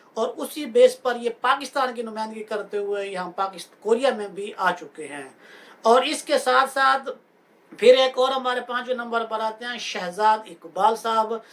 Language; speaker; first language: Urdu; native; Urdu